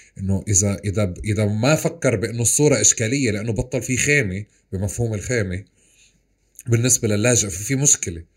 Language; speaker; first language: Arabic; native; Arabic